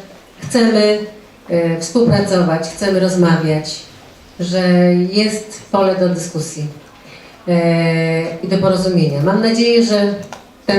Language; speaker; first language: Polish; native; Polish